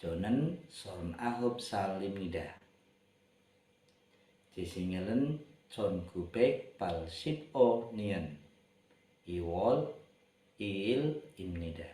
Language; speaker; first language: Korean; non-native, learner; Indonesian